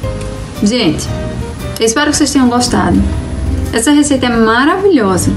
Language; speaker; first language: Portuguese; native; Portuguese